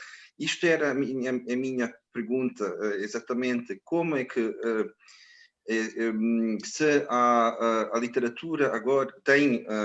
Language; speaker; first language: Portuguese; non-native, fluent; Croatian